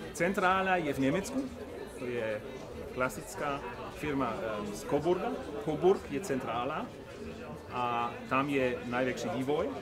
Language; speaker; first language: Slovak; non-native, learner; German